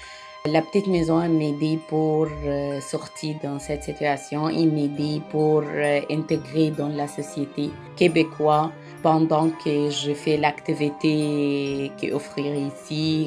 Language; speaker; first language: French; non-native, learner; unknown